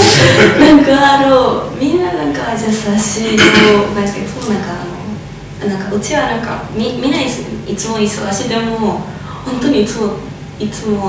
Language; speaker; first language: Japanese; non-native, learner; Spanish